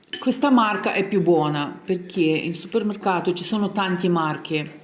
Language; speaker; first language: Italian; non-native, learner; Ukrainian